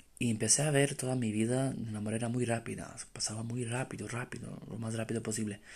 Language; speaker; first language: Spanish; non-native, fluent; Romanian